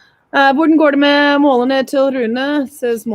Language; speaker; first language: Norwegian; non-native, learner; English